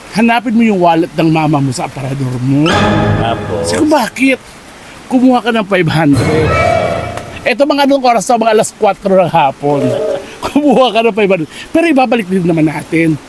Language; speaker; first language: Filipino; native; Filipino